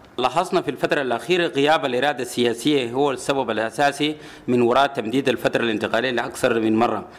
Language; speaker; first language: Arabic; non-native, local second language; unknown